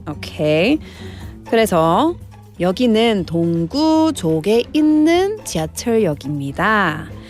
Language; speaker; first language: Korean; non-native, learner; English